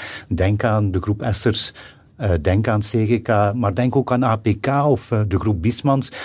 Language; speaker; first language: Dutch; native; Dutch